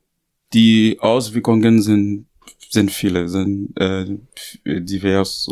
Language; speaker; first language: German; non-native, learner; Haitian Creole